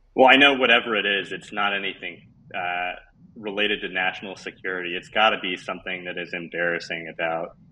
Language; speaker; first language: English; native; English